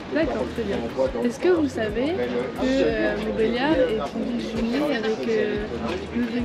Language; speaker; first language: French; native; French